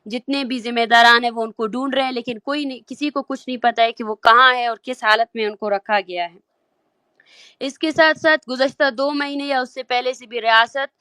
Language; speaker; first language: Urdu; non-native, local second language; Baluchi